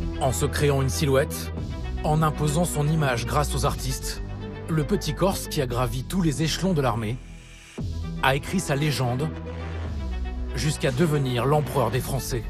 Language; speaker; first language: French; native; French